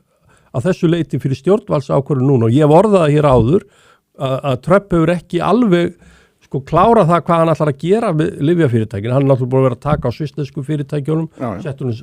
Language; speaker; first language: Icelandic; native; Icelandic